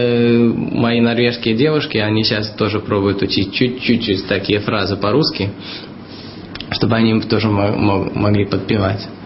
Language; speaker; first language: Russian; early bilingual, heritage; Russian